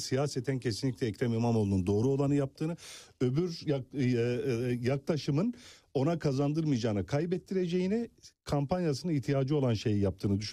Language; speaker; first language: Turkish; native; Turkish